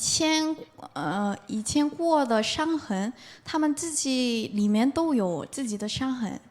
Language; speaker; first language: Chinese; non-native, fluent; Korean